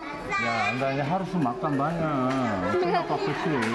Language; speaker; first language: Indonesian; non-native, learner; Korean